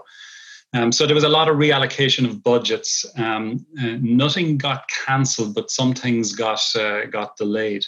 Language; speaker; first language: English; native; English